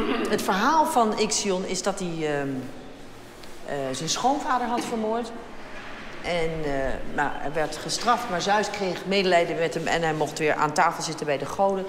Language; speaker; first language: Dutch; native; Dutch